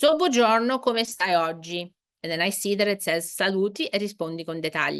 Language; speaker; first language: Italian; non-native, fluent; English